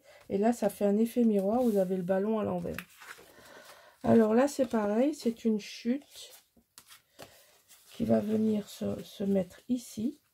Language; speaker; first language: French; native; French